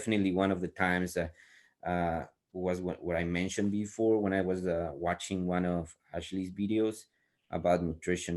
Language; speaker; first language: English; non-native, fluent; Spanish